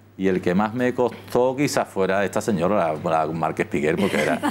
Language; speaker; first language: Spanish; native; Spanish